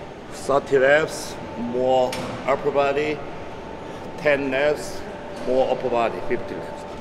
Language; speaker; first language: English; non-native, learner; Korean